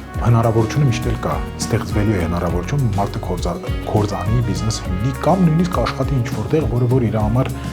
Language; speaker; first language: Armenian; early bilingual, heritage; Armenian